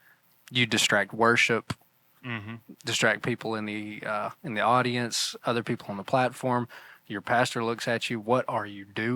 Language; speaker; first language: English; native; English